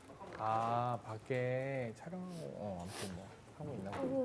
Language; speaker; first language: Korean; native; Korean